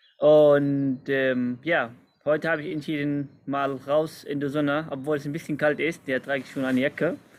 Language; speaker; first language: German; non-native, fluent; Arabic